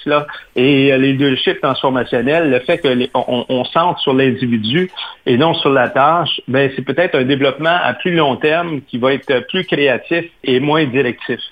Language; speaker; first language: French; native; French